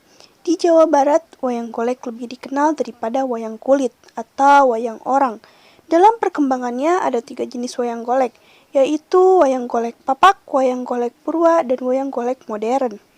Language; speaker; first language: Indonesian; native; Indonesian